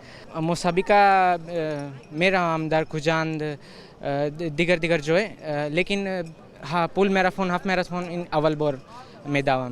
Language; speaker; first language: Persian; non-native, learner; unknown